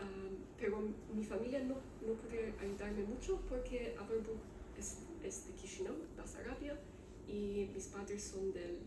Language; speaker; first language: Spanish; non-native, learner; Romanian